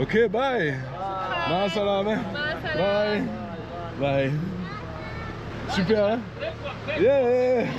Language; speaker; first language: English; non-native, learner; French